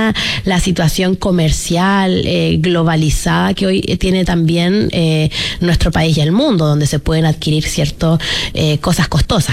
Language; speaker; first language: Spanish; native; Spanish